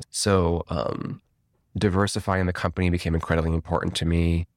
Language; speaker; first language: English; native; English